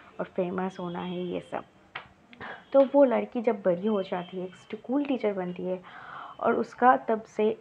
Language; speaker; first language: Hindi; non-native, local second language; Bangla